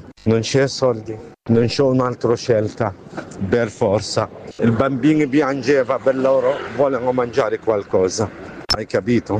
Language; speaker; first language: Italian; non-native, fluent; Arabic